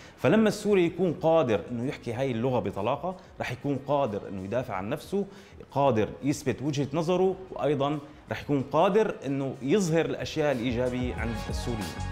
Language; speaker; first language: Arabic; native; Arabic